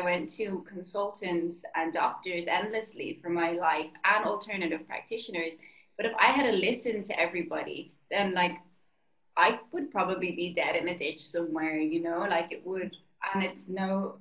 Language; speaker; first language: English; native; English